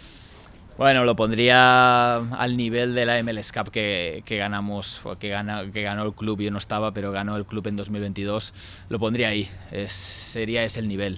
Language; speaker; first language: Spanish; native; Spanish